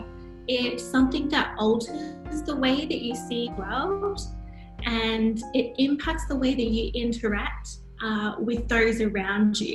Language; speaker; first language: English; native; English